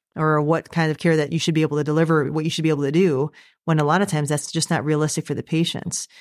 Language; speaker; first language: English; native; English